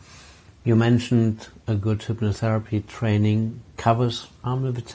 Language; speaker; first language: English; non-native, fluent; German